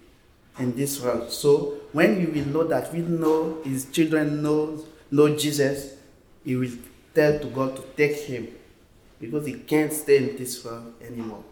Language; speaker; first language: English; non-native, learner; French